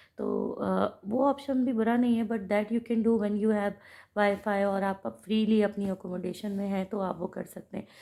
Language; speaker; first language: Urdu; native; Urdu